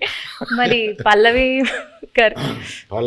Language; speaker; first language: Telugu; native; Telugu